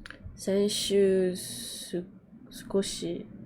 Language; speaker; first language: Japanese; non-native, learner; English